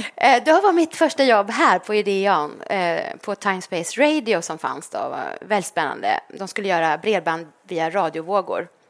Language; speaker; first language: Swedish; native; Swedish